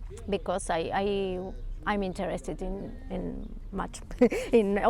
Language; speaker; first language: English; non-native, learner; Spanish